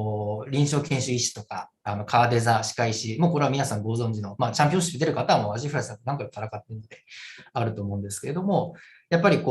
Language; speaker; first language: Japanese; native; Japanese